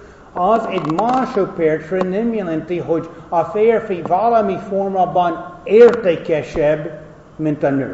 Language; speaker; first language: Hungarian; non-native, fluent; English